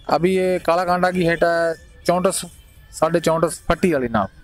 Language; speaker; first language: Hindi; native; Hindi